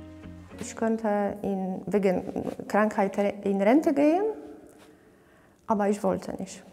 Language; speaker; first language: German; non-native, learner; Polish